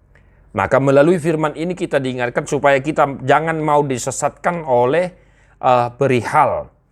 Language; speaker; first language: Indonesian; non-native, local second language; Batak Toba